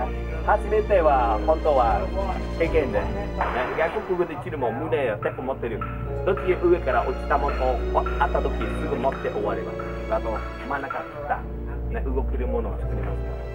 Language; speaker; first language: Japanese; non-native, learner; Vietnamese